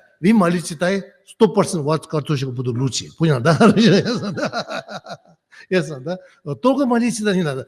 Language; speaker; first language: Russian; non-native, learner; Tibetan